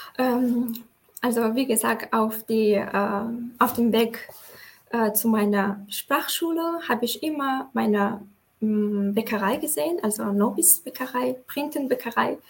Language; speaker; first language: German; non-native, fluent; Tajik